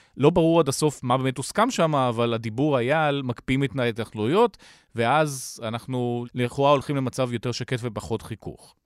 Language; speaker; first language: Hebrew; native; Hebrew